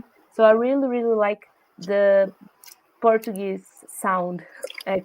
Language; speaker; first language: English; non-native, learner; Portuguese